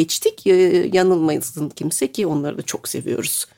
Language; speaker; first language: Turkish; native; Turkish